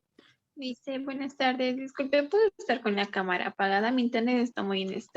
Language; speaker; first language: Spanish; native; Spanish